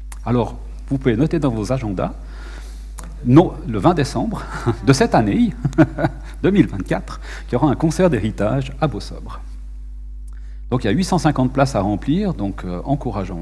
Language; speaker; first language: French; native; French